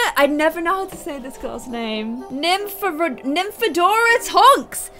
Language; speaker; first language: English; native; English